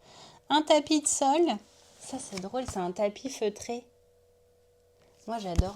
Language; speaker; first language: French; native; French